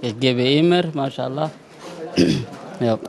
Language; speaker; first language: German; non-native, learner; Somali